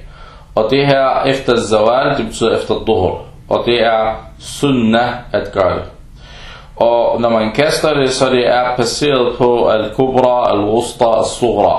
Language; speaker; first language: Danish; early bilingual, other home language; Arabic